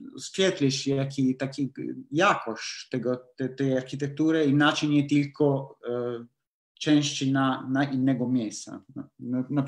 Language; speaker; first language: Polish; non-native, learner; Italian